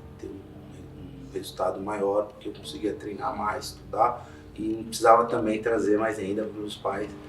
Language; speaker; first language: Portuguese; native; Portuguese